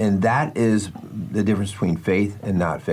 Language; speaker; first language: English; native; English